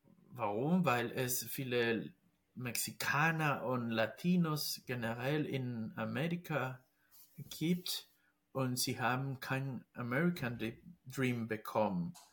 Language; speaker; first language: German; non-native, fluent; Spanish